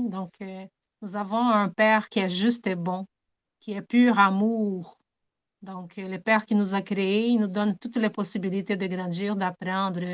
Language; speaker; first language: French; non-native, fluent; Portuguese